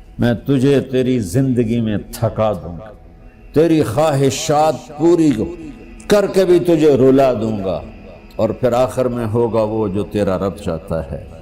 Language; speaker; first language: Urdu; non-native, local second language; Punjabi